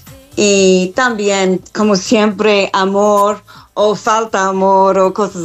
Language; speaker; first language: Spanish; non-native, learner; English